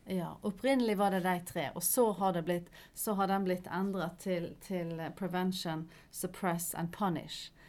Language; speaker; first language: Norwegian; native; Norwegian